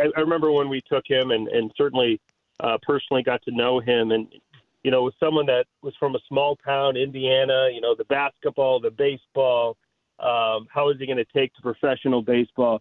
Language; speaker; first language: English; native; English